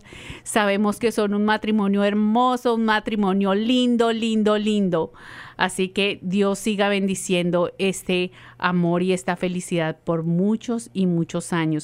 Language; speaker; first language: Spanish; native; Spanish